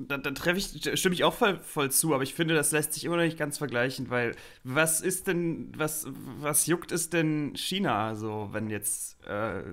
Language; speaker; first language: German; native; German